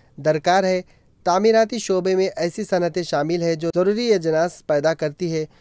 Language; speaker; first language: Urdu; native; Urdu